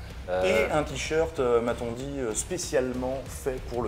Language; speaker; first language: French; native; French